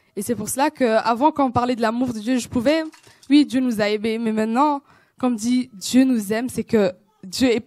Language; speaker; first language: French; non-native, local second language; Kinyarwanda